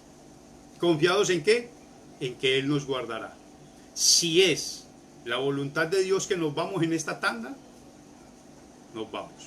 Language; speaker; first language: Spanish; native; Spanish